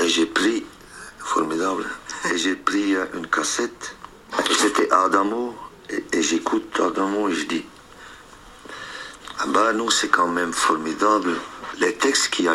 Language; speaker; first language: French; non-native, local second language; Dutch